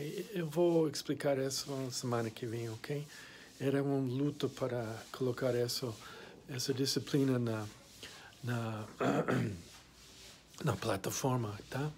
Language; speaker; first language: Portuguese; non-native, fluent; English